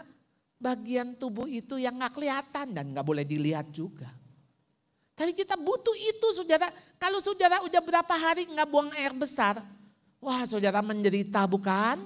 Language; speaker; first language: Indonesian; native; Indonesian